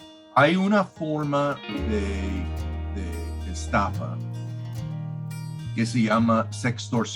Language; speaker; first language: Spanish; non-native, fluent; English